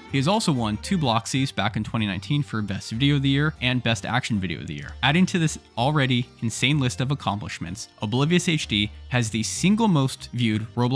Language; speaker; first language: English; native; English